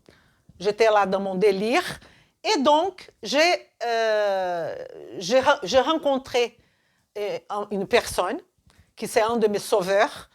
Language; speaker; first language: French; non-native, fluent; Portuguese